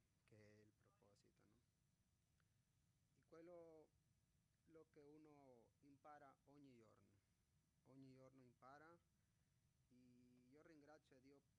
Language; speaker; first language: Italian; non-native, fluent; Spanish